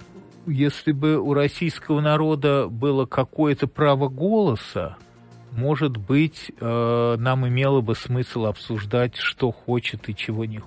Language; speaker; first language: Polish; non-native, learner; Russian